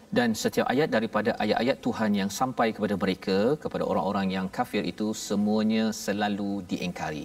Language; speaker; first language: Malay; native; Malay